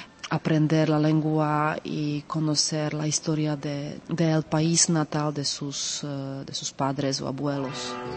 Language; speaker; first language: Spanish; non-native, fluent; Czech